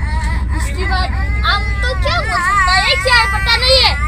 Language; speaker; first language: Hindi; non-native, local second language; Bodo